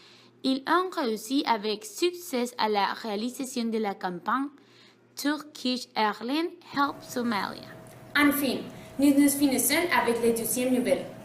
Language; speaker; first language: French; non-native, learner; Spanish